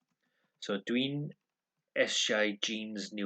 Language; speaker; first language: Welsh; non-native, learner; English